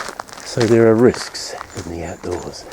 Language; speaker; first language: English; native; English